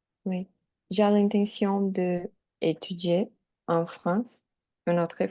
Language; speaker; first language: French; non-native, learner; Portuguese